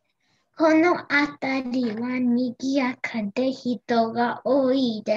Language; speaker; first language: Japanese; non-native, learner; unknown